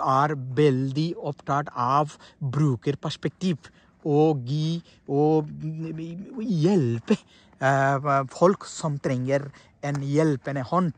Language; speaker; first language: Norwegian; non-native, fluent; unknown